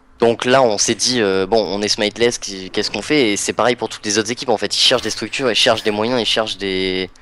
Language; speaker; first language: French; native; French